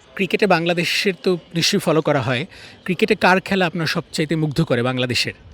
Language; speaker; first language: Bangla; native; Bangla